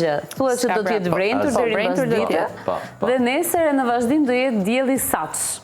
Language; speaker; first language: Albanian; native; Albanian